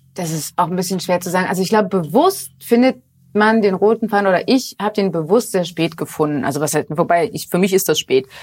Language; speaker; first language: German; early bilingual, other home language; Polish